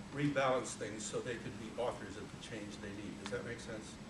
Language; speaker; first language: English; native; English